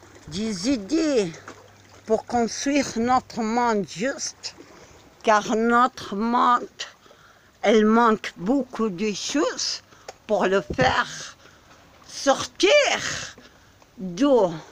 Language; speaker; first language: French; non-native, learner; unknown